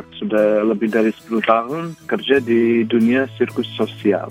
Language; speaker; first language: Indonesian; early bilingual, other home language; English